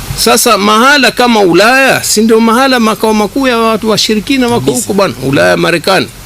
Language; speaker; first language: Swahili; native; Swahili